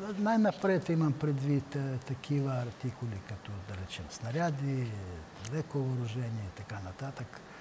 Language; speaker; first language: Bulgarian; non-native, fluent; Ukrainian